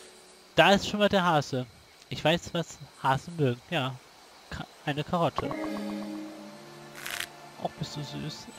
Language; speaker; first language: German; native; German